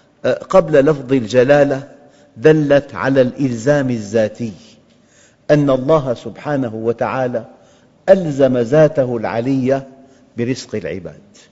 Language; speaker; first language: Arabic; native; Arabic